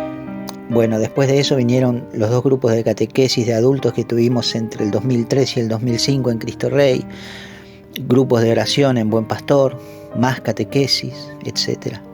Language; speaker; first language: Spanish; native; Spanish